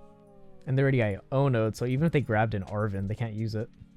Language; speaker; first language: English; native; English